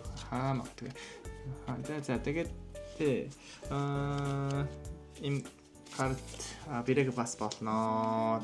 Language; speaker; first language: Mongolian; non-native, learner; Japanese